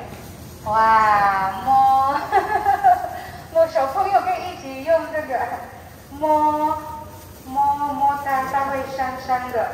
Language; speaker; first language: Chinese; non-native, learner; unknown